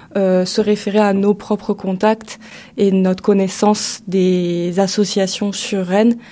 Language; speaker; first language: French; native; French